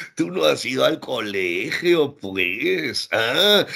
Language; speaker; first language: Spanish; native; Spanish